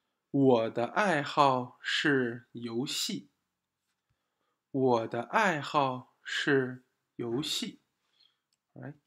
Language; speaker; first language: Chinese; non-native, fluent; English